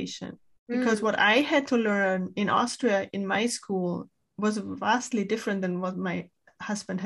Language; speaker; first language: English; non-native, fluent; German